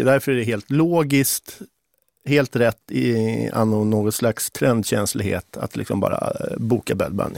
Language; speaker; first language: Swedish; native; Swedish